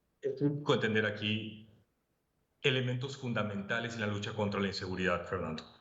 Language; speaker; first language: Spanish; native; Spanish